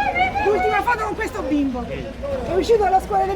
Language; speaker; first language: Italian; native; Italian